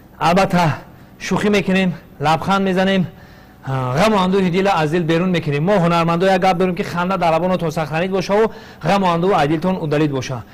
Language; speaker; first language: Tajik; native; Tajik